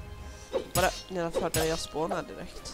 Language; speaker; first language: Swedish; native; Swedish